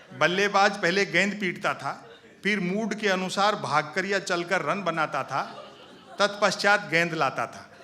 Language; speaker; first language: Hindi; native; Hindi